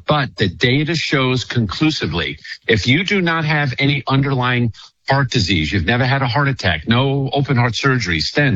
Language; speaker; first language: English; native; English